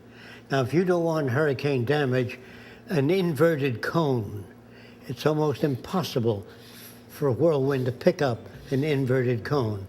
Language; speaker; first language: English; native; English